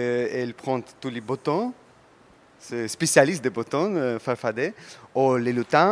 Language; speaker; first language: French; non-native, learner; Russian